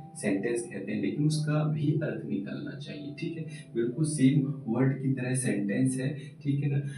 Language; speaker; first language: Hindi; native; Hindi